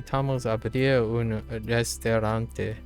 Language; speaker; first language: Spanish; non-native, learner; English